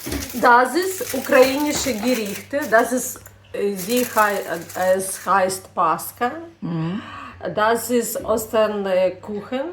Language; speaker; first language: German; non-native, learner; Ukrainian